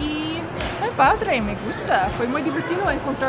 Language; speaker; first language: Spanish; non-native, learner; English